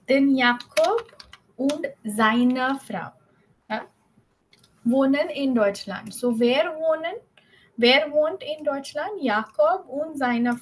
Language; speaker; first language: German; non-native, fluent; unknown